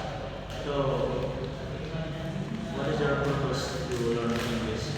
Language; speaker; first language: English; non-native, learner; Indonesian